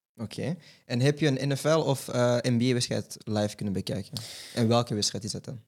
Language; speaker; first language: Dutch; native; Dutch